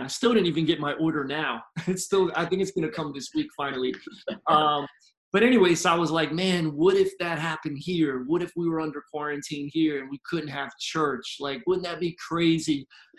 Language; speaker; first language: English; native; English